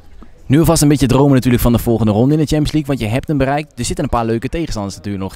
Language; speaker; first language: Dutch; native; Dutch